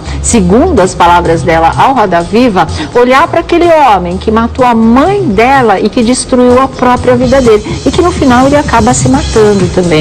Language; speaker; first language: Portuguese; native; Portuguese